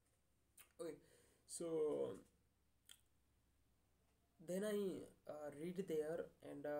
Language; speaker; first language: English; non-native, learner; Hindi